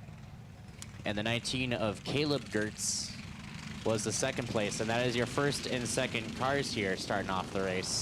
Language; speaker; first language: English; native; English